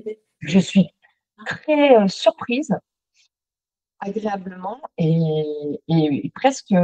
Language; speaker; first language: French; native; French